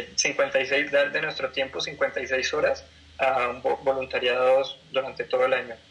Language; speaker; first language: Spanish; native; Spanish